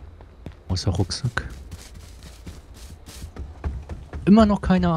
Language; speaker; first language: German; native; German